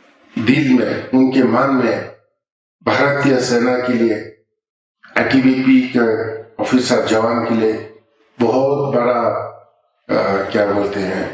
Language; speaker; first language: Hindi; non-native, local second language; Ladakhi